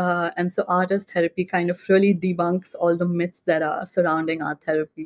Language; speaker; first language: English; non-native, local second language; Hindi